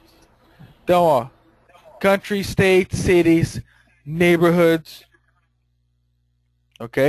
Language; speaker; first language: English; non-native, fluent; Portuguese